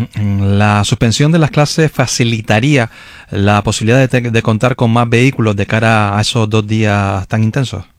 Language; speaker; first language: Spanish; native; Spanish